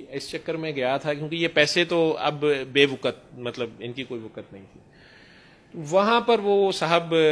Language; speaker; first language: Urdu; non-native, local second language; Punjabi